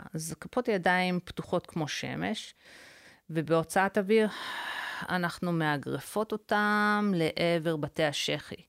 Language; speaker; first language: Hebrew; early bilingual, other home language; English